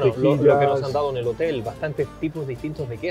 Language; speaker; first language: Spanish; native; Spanish